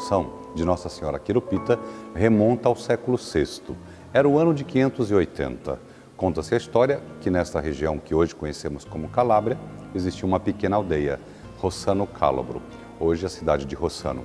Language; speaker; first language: Portuguese; native; Portuguese